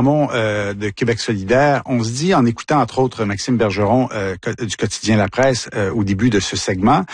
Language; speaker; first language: French; native; French